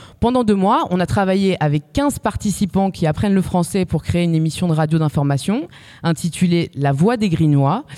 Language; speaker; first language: French; native; French